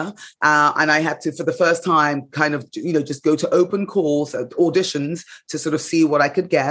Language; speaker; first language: English; native; English